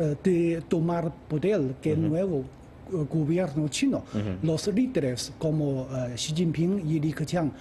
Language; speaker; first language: Spanish; non-native, fluent; Chinese